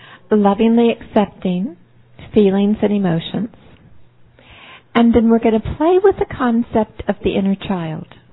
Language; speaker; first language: English; native; English